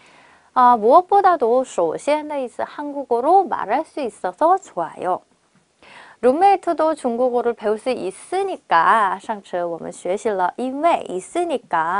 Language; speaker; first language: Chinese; non-native, fluent; Korean